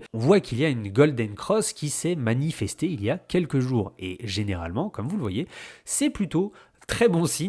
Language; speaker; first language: French; native; French